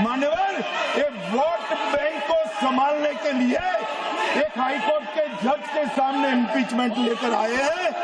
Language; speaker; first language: Hindi; native; Hindi